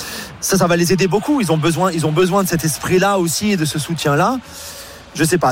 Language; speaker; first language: French; non-native, fluent; English